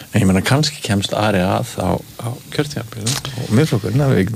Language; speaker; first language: Icelandic; native; Icelandic